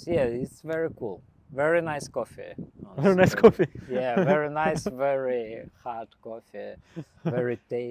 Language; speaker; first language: English; non-native, learner; Belarusian